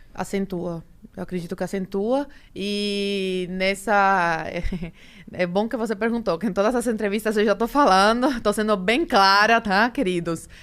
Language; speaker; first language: Portuguese; early bilingual, other home language; Spanish